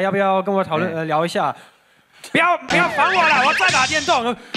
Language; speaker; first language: Chinese; non-native, fluent; German